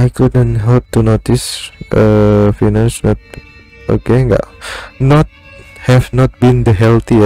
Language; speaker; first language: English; non-native, learner; Indonesian